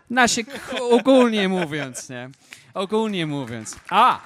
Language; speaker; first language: Polish; non-native, fluent; English